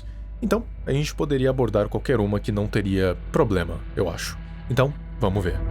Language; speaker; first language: Portuguese; native; Portuguese